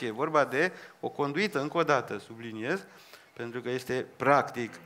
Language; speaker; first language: Romanian; native; Romanian